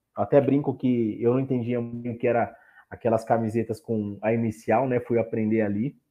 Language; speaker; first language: Portuguese; native; Portuguese